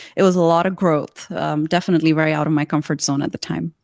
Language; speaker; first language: English; non-native, local second language; Urdu